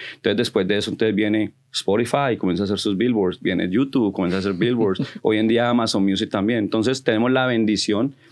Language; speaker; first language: Spanish; early bilingual, heritage; Spanish